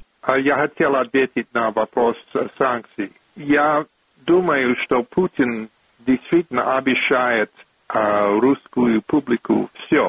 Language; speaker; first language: Russian; non-native, fluent; English